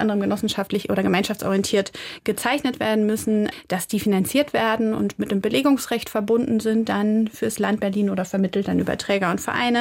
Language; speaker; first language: German; native; German